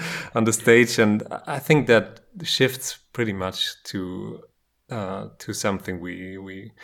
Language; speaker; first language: English; non-native, fluent; German